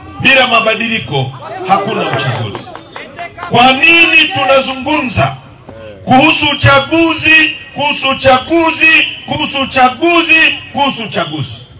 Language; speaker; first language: Swahili; native; Swahili